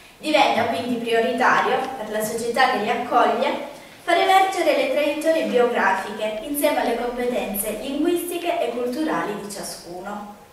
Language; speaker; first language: Italian; native; Italian